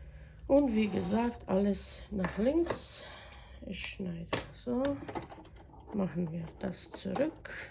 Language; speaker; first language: German; non-native, fluent; Croatian